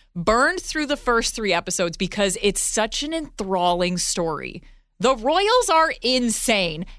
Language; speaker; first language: English; native; English